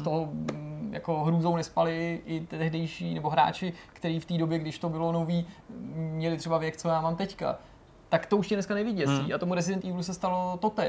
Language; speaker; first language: Czech; native; Czech